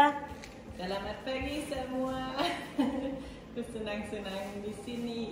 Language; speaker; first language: Indonesian; non-native, learner; German